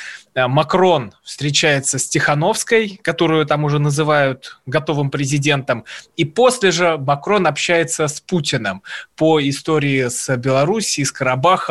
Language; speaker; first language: Russian; native; Russian